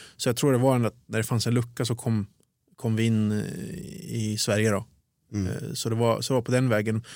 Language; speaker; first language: Swedish; early bilingual, other home language; Bosnian